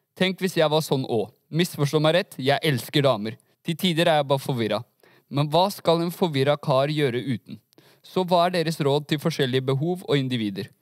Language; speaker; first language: Norwegian; early bilingual, other home language; Persian